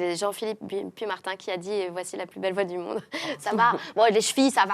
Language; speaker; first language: French; native; French